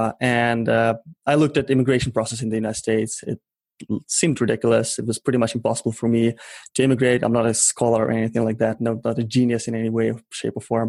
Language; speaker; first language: English; non-native, fluent; Ukrainian